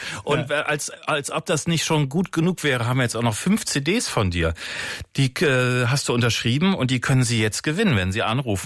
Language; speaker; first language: German; native; German